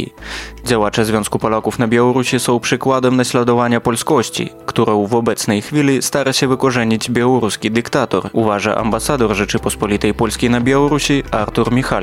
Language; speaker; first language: Polish; native; Polish